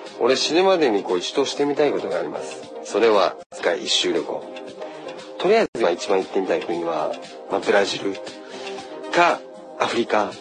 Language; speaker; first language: Japanese; native; Japanese